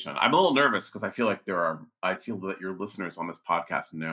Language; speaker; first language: English; native; English